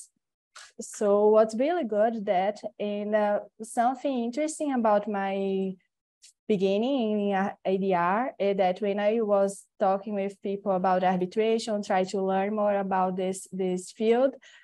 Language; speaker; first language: English; non-native, learner; Portuguese